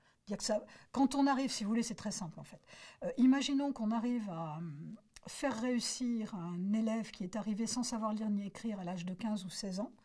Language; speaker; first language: French; native; French